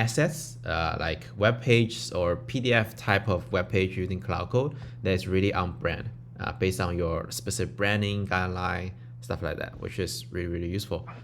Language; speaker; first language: English; non-native, fluent; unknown